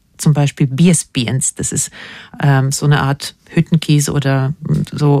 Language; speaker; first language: German; non-native, fluent; Latvian